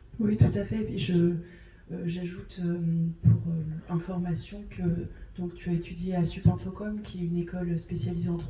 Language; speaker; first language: French; native; French